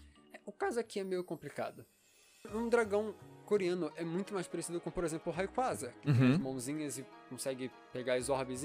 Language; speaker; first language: Portuguese; native; Portuguese